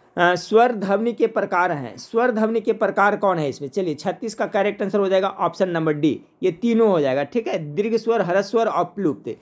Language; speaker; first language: Hindi; native; Hindi